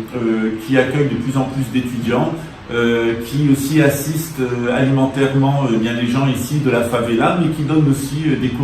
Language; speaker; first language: French; native; French